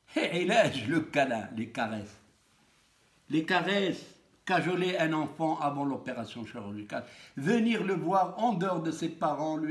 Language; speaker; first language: French; non-native, local second language; Arabic